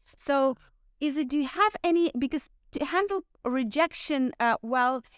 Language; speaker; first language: English; non-native, fluent; Ukrainian